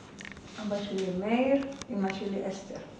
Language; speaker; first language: Hebrew; non-native, fluent; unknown